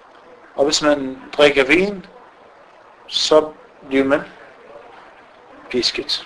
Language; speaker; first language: Danish; non-native, fluent; Arabic